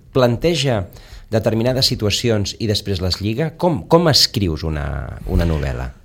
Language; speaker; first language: Catalan; native; Catalan